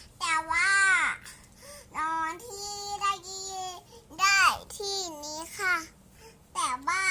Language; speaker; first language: Thai; native; Thai